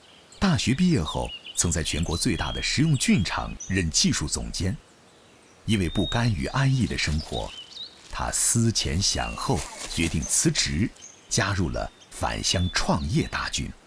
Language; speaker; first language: Chinese; native; Chinese